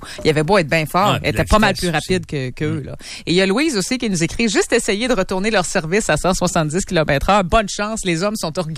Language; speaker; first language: French; native; French